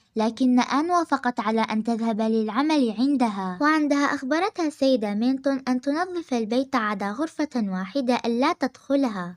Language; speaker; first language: Arabic; native; Arabic